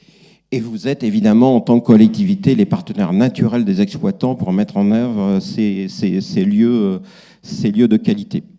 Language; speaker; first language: French; native; French